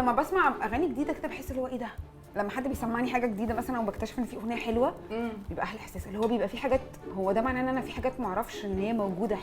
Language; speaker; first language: Arabic; native; Arabic